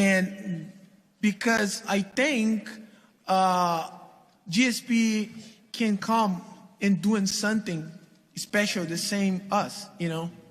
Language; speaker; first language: English; non-native, learner; Portuguese